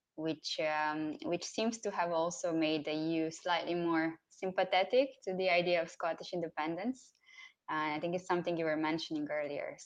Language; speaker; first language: English; non-native, fluent; Romanian